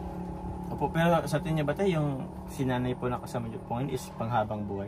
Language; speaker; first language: Filipino; native; Filipino